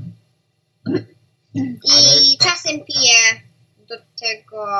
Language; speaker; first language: Polish; early bilingual, heritage; Polish